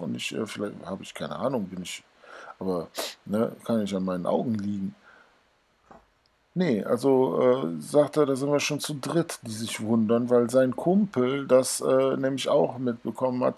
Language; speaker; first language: German; native; German